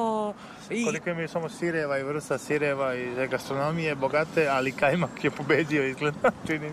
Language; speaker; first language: Serbian; native; Serbian